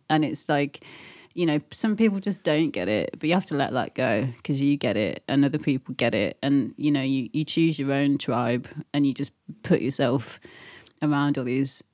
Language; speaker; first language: English; native; English